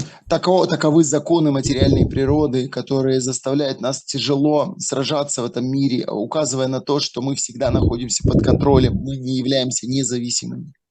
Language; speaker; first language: Russian; native; Russian